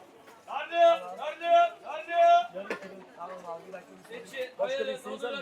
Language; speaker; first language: Turkish; native; Turkish